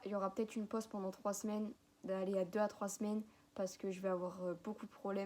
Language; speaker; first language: French; native; French